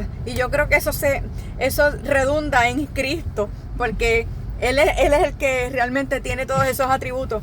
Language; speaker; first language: Spanish; native; Spanish